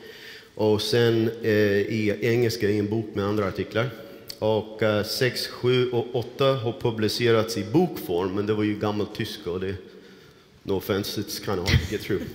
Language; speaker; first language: Swedish; non-native, fluent; English